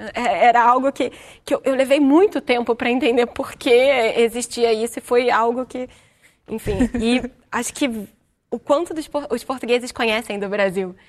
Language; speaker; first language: Portuguese; native; Portuguese